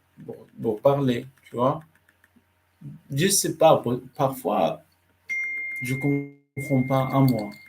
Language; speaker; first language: French; non-native, learner; Arabic